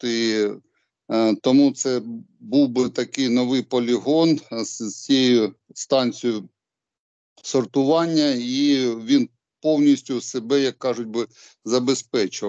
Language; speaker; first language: Ukrainian; non-native, local second language; Russian